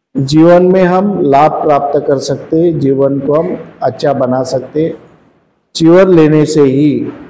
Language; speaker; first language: Hindi; non-native, local second language; Marathi